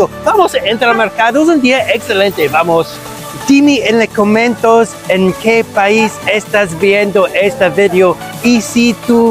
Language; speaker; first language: Spanish; non-native, learner; English